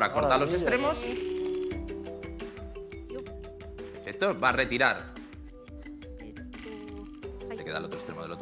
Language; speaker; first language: Spanish; native; Spanish